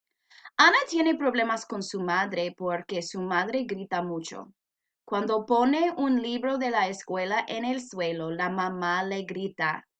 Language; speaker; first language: Spanish; non-native, fluent; English